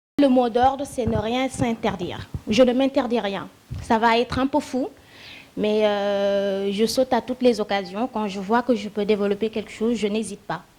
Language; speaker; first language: French; non-native, local second language; Wolof